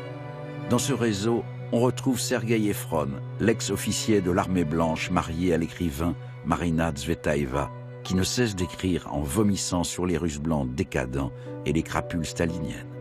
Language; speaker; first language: French; native; French